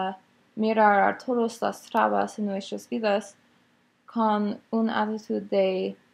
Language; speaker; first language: Spanish; non-native, learner; English